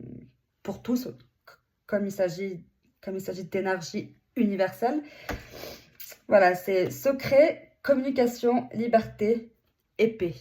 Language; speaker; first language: French; native; French